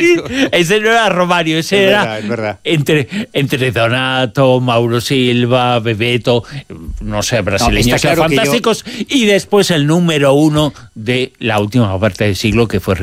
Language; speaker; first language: Spanish; native; Spanish